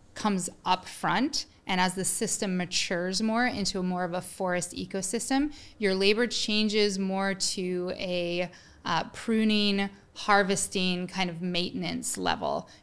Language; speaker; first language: English; native; English